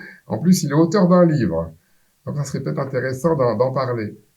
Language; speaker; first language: French; native; French